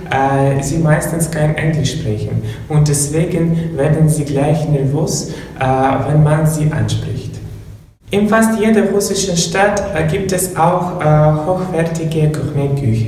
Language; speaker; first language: German; non-native, learner; Russian